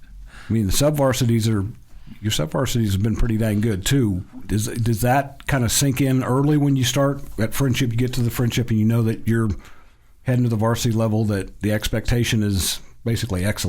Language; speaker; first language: English; native; English